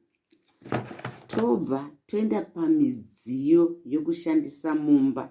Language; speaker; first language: Shona; native; Shona